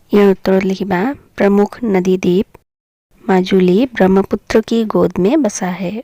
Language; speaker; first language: Hindi; non-native, local second language; Assamese